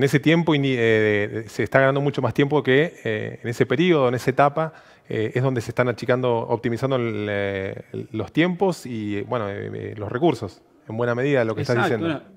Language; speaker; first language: Spanish; native; Spanish